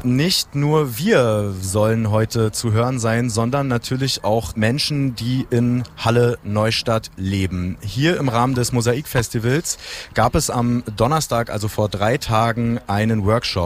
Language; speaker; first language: German; native; German